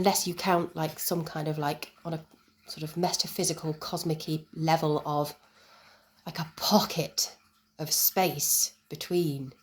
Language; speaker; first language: English; native; English